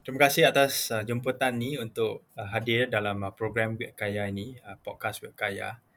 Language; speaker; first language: Malay; non-native, local second language; Chinese